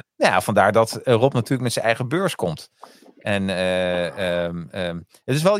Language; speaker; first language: Dutch; native; Dutch